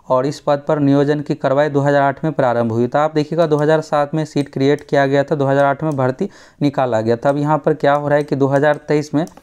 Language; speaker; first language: Hindi; native; Hindi